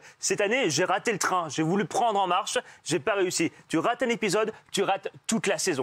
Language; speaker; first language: French; native; French